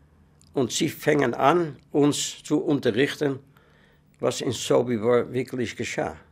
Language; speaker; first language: German; non-native, fluent; Dutch